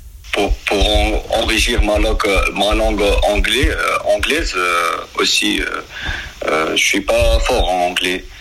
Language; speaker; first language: French; non-native, local second language; Arabic